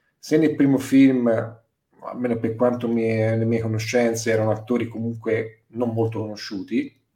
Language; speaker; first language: Italian; native; Italian